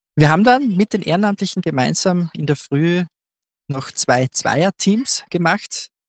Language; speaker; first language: German; native; German